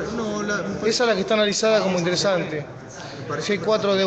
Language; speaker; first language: Spanish; native; Spanish